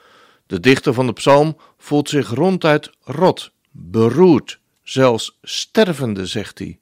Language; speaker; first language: Dutch; native; Dutch